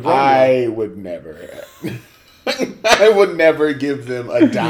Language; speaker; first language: English; native; English